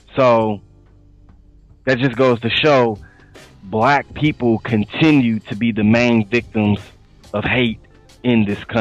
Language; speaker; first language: English; native; English